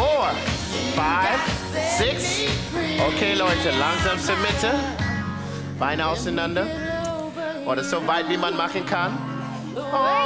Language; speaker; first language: German; non-native, fluent; English